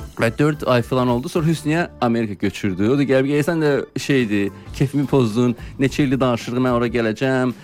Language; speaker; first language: Azerbaijani; native; Azerbaijani